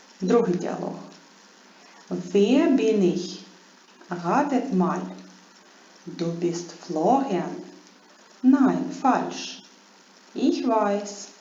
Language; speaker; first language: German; non-native, fluent; Ukrainian